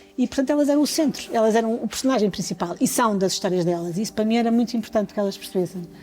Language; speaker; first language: Portuguese; native; Portuguese